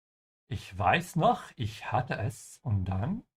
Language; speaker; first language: German; non-native, fluent; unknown